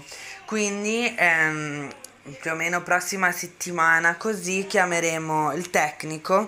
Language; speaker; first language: Italian; native; Italian